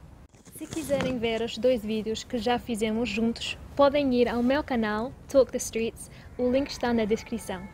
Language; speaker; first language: Portuguese; non-native, fluent; English